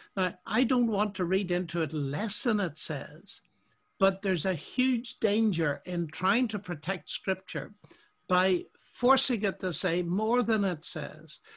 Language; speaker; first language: English; native; English